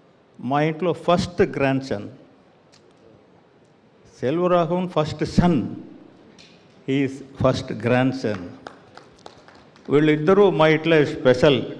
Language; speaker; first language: Telugu; non-native, learner; Tamil